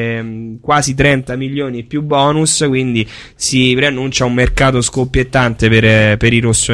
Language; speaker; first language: Italian; native; Italian